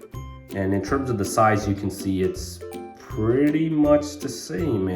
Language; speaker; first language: English; native; English